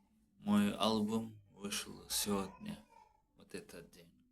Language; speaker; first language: Russian; non-native, learner; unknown